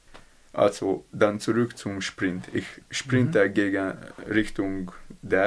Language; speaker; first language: German; non-native, learner; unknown